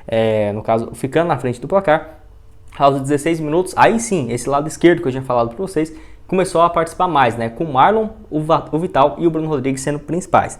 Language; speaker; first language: Portuguese; native; Portuguese